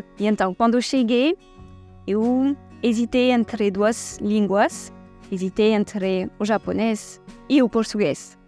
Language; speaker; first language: Portuguese; non-native, fluent; French